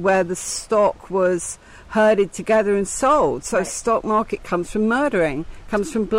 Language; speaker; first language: English; native; English